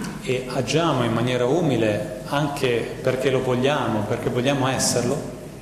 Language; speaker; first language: Italian; native; Italian